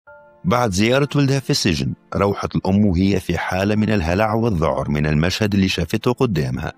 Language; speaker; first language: Arabic; native; Arabic